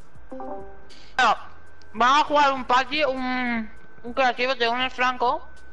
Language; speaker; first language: Spanish; early bilingual, heritage; Spanish